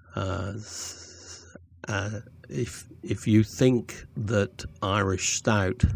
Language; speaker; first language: English; native; English